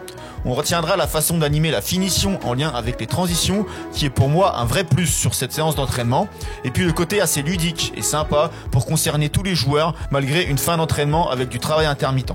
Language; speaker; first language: French; native; French